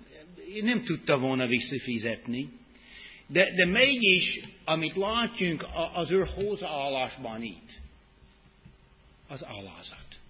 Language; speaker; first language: Hungarian; non-native, fluent; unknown